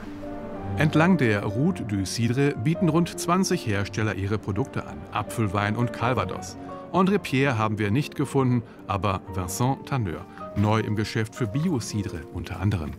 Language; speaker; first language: German; native; German